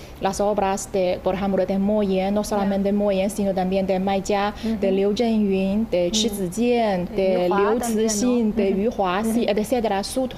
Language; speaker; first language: Spanish; non-native, fluent; Chinese